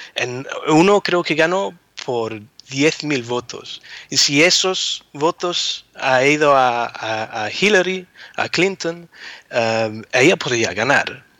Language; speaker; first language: Spanish; early bilingual, heritage; Spanish